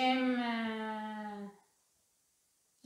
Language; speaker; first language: French; non-native, learner; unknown